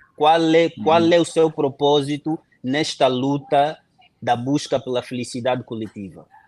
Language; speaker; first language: Portuguese; non-native, local second language; Kongo